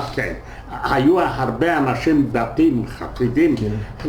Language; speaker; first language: Hebrew; non-native, fluent; Yiddish